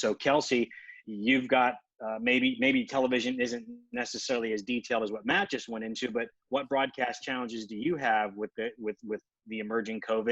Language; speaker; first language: English; native; English